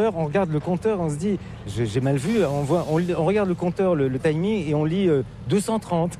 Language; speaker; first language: French; native; French